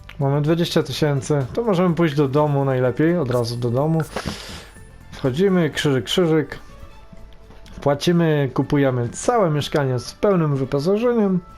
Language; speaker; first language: Polish; native; Polish